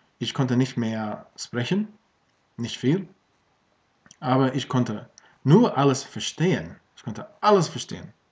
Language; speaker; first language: German; non-native, fluent; English